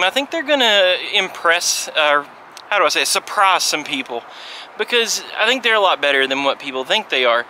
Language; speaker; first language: English; native; English